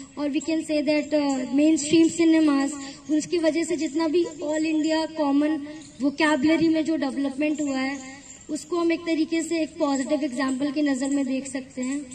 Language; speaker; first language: Hindi; native; Hindi